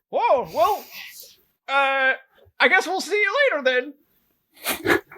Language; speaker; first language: English; native; English